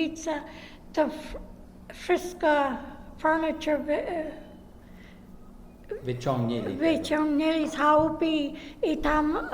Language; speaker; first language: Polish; early bilingual, heritage; Polish